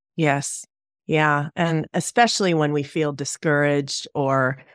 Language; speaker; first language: English; native; English